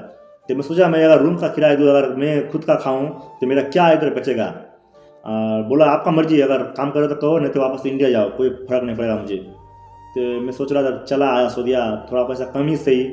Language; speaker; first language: Hindi; non-native, local second language; Bangla